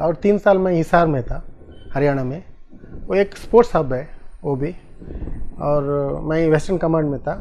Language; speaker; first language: Hindi; non-native, local second language; Tulu